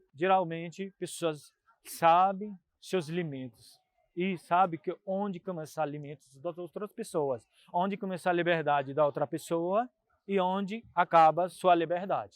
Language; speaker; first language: Portuguese; non-native, fluent; Punjabi